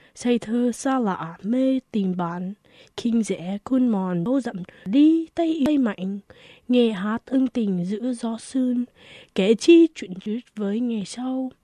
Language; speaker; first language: Vietnamese; early bilingual, heritage; Vietnamese